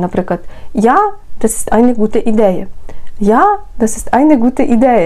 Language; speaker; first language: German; non-native, fluent; Ukrainian